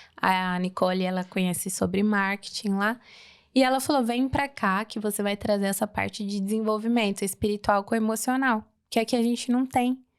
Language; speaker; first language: Portuguese; native; Portuguese